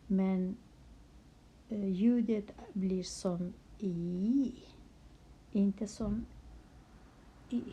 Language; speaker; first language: Swedish; non-native, local second language; Kurdish